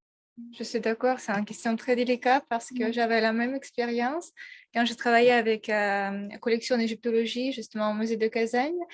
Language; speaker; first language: French; non-native, fluent; Russian